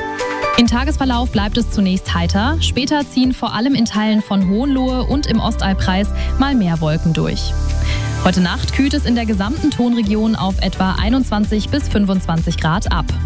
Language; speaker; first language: German; native; German